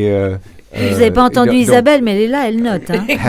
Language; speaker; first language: French; native; French